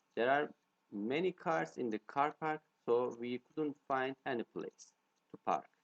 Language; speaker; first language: English; non-native, fluent; Turkish